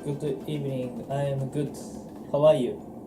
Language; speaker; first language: English; non-native, learner; Japanese